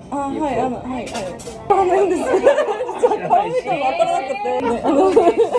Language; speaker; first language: Japanese; non-native, fluent; Korean